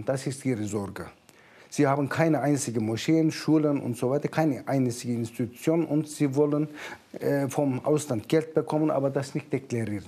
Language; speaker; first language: German; non-native, fluent; Turkish